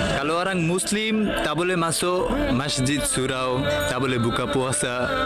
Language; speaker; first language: Malay; non-native, learner; Bangla